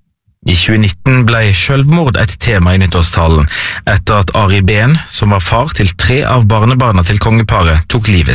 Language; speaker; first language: Norwegian; native; Norwegian